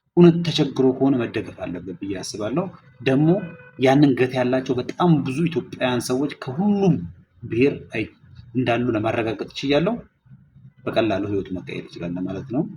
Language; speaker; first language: Amharic; non-native, local second language; Oromo